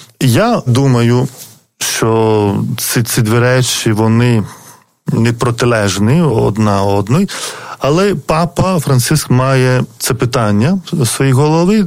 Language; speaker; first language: Ukrainian; non-native, fluent; Lithuanian